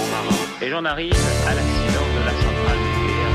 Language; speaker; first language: French; native; French